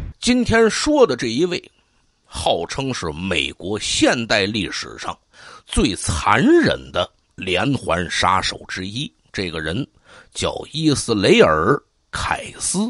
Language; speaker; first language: Chinese; native; Chinese